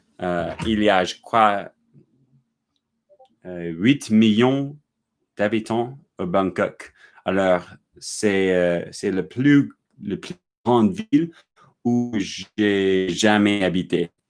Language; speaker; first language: French; non-native, learner; English